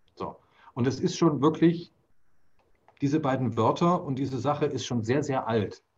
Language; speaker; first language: German; native; German